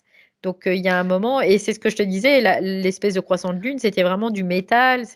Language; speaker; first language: French; native; French